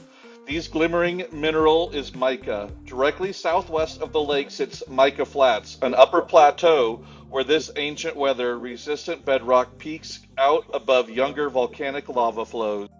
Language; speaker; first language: English; native; English